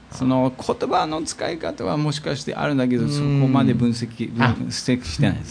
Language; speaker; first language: Japanese; non-native, fluent; English